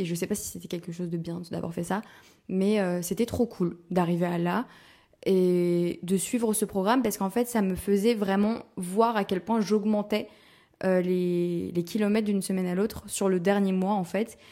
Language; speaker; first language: French; native; French